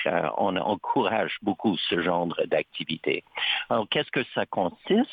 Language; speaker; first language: French; native; French